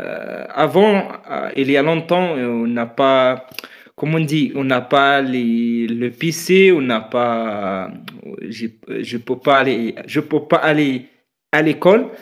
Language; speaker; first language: French; non-native, learner; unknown